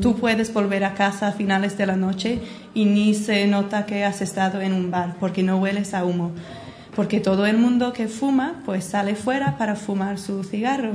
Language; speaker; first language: Spanish; non-native, fluent; English